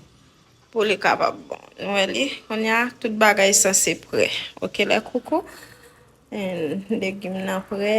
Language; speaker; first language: French; non-native, local second language; Haitian Creole